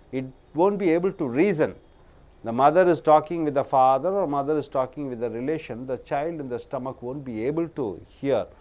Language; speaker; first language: English; non-native, local second language; Tamil